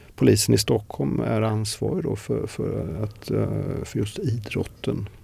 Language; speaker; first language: Swedish; native; Swedish